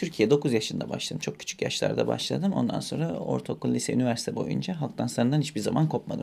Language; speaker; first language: Turkish; native; Turkish